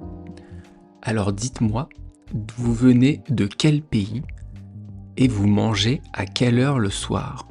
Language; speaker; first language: French; native; French